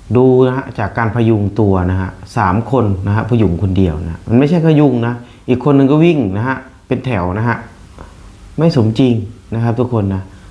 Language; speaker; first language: Thai; native; Thai